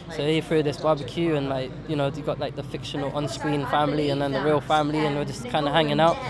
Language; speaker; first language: English; native; English